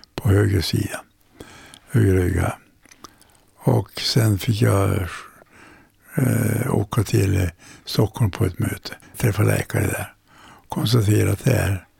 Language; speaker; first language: Swedish; native; Swedish